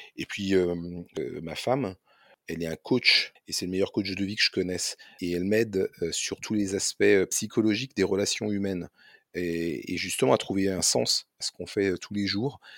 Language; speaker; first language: French; native; French